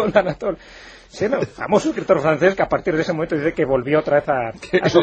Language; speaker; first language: Spanish; native; Spanish